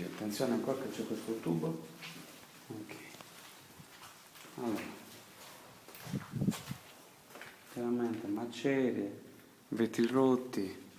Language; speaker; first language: Italian; native; Italian